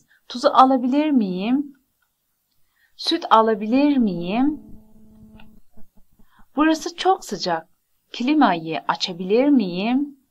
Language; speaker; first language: Turkish; non-native, fluent; Persian